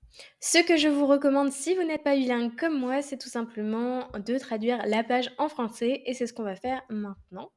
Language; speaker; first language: French; native; French